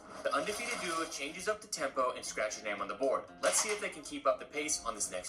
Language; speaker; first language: English; native; English